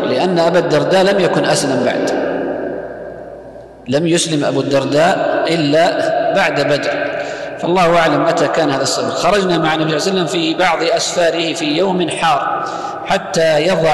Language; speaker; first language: Arabic; native; Arabic